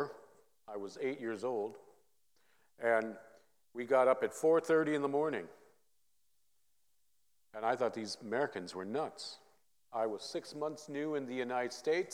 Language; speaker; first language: English; early bilingual, other home language; Vietnamese